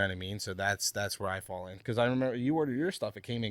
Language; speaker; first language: English; native; English